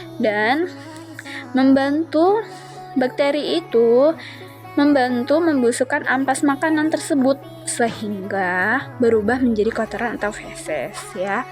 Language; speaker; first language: Indonesian; native; Indonesian